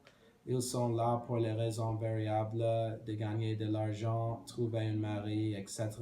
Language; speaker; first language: French; non-native, learner; English